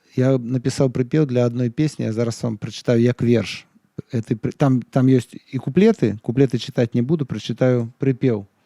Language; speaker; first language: Belarusian; non-native, local second language; Russian